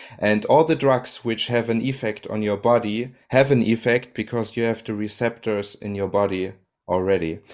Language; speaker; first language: English; non-native, fluent; German